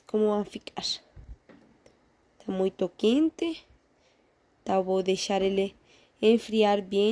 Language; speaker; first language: Portuguese; non-native, fluent; Spanish